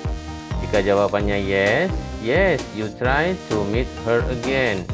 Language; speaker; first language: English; non-native, learner; Indonesian